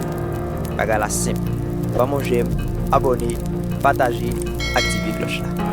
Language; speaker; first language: French; non-native, learner; Haitian Creole